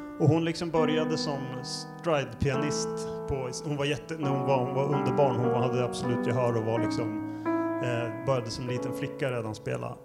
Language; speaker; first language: Swedish; native; Swedish